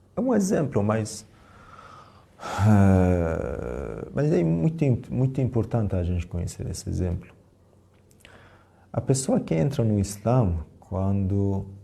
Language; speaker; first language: Portuguese; non-native, fluent; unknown